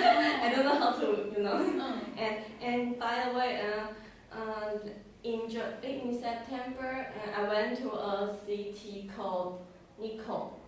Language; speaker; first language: English; non-native, learner; Chinese